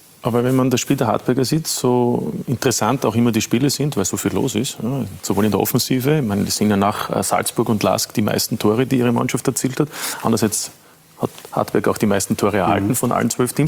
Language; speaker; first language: German; native; German